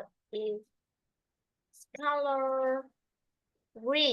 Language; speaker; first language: English; non-native, learner; Vietnamese